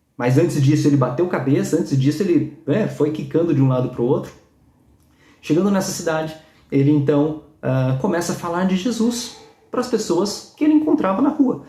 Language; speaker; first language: Portuguese; native; Portuguese